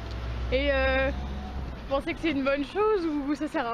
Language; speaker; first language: French; native; French